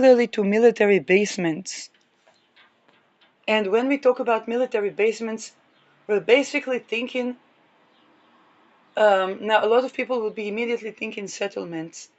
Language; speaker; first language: English; non-native, fluent; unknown